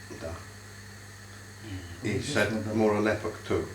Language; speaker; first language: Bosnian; non-native, learner; English